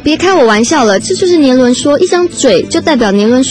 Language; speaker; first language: Chinese; native; Chinese